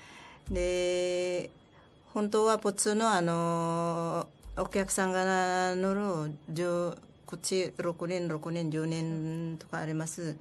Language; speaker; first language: Japanese; non-native, learner; Filipino